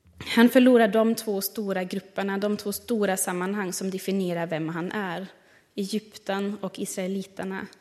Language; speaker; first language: Swedish; non-native, fluent; German